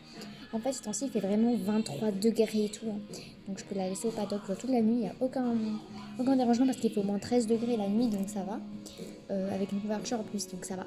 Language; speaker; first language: French; native; French